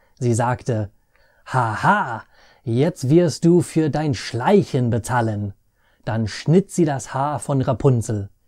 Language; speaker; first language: German; non-native, fluent; English